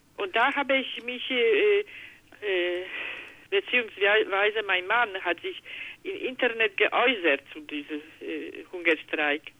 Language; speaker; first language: German; non-native, learner; Polish